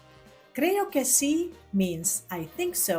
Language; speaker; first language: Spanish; non-native, fluent; Filipino